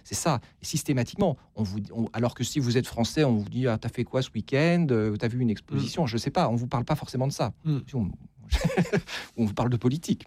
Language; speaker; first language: French; native; French